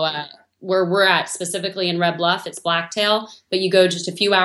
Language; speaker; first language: English; native; English